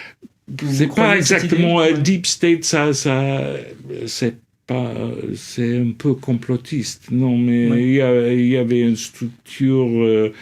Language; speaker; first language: French; non-native, fluent; English